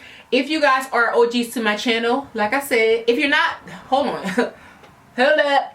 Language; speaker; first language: English; native; English